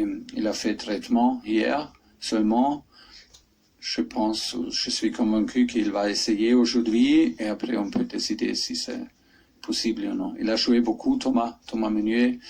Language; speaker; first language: French; non-native, fluent; German